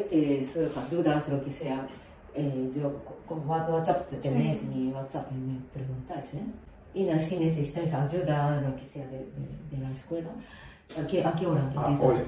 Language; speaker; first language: Spanish; non-native, fluent; Japanese